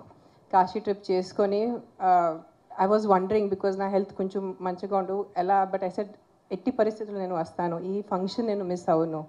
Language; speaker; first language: Telugu; non-native, local second language; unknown